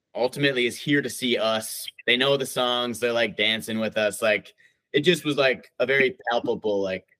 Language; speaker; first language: English; native; English